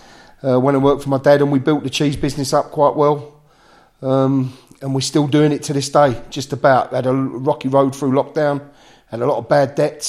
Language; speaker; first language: English; native; English